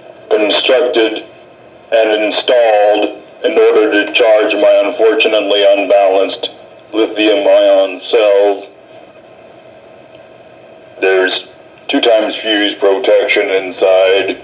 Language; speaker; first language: English; native; English